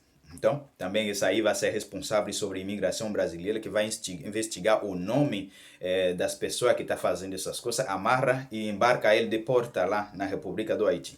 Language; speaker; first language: Portuguese; non-native, learner; Haitian Creole